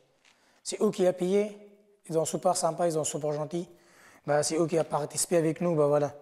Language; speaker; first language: French; non-native, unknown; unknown